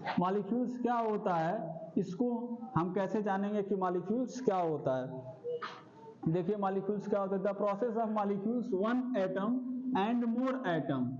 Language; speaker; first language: Hindi; native; Hindi